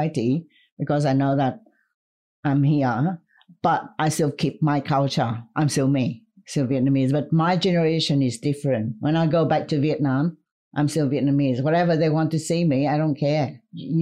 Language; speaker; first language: English; non-native, fluent; Vietnamese